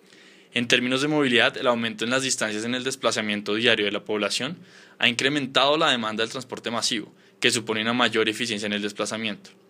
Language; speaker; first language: Spanish; native; Spanish